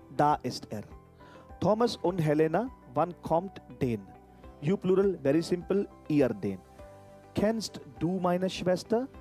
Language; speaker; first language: German; non-native, fluent; Hindi